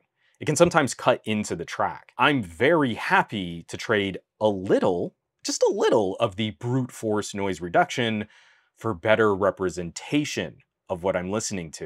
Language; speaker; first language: English; native; English